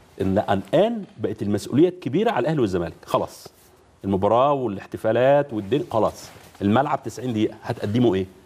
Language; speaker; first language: Arabic; native; Arabic